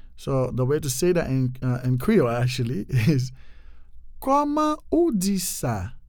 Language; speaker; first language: English; non-native, fluent; Haitian Creole